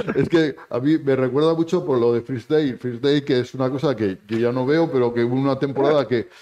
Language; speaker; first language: Spanish; native; Spanish